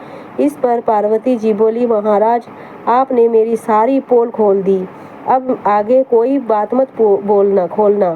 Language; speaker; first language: Hindi; native; Hindi